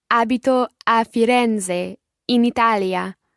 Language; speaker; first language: Italian; non-native, learner; English